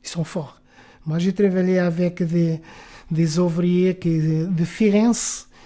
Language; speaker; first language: French; non-native, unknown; Portuguese